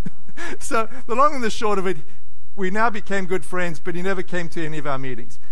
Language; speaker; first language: English; native; English